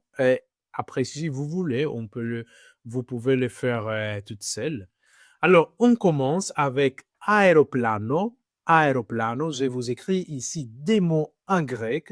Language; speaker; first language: French; non-native, fluent; Greek